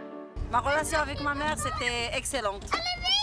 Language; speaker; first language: French; non-native, local second language; Arabic